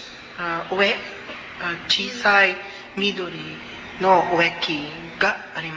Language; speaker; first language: Japanese; non-native, learner; Cebuano